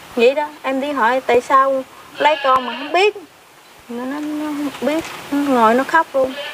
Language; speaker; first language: Vietnamese; non-native, local second language; Khmer